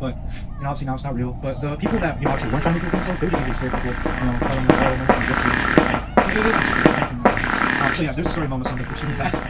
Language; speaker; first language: English; native; English